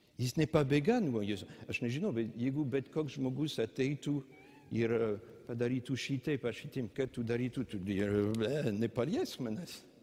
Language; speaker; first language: Lithuanian; non-native, fluent; French